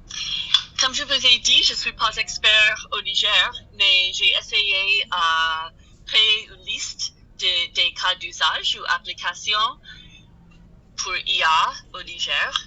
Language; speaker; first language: French; non-native, learner; English